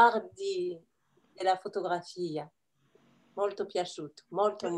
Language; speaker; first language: Italian; non-native, learner; French